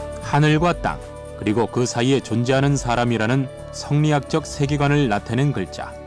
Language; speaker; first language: Korean; native; Korean